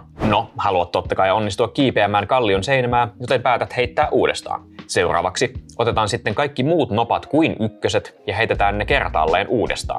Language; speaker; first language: Finnish; native; Finnish